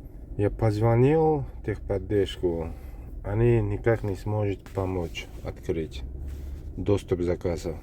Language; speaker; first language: Russian; non-native, learner; Uzbek